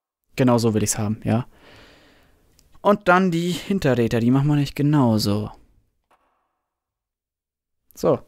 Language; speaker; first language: German; native; German